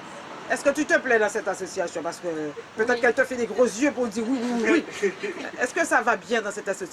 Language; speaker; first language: French; native; French